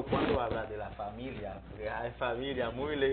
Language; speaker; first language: Spanish; non-native, learner; Haitian Creole